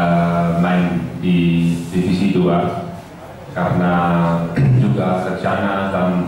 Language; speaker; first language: Indonesian; non-native, fluent; Dutch